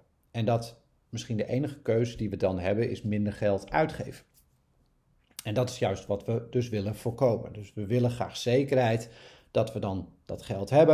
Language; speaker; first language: Dutch; native; Dutch